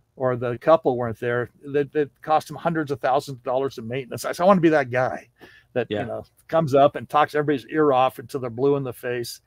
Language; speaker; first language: English; native; English